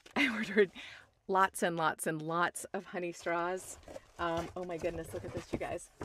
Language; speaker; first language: English; native; English